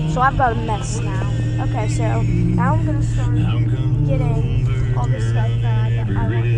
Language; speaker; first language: English; native; English